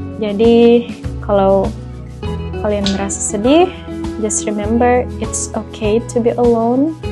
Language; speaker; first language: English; non-native, fluent; Indonesian